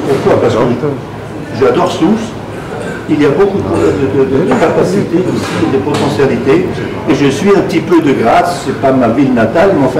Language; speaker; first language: French; non-native, fluent; German